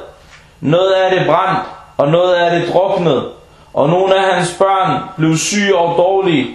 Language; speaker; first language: Danish; early bilingual, other home language; Arabic